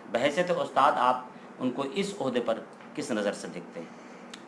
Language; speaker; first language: Urdu; native; Urdu